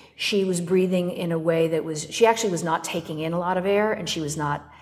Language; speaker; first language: English; native; English